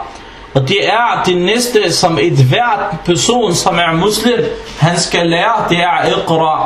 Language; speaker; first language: Danish; non-native, fluent; Arabic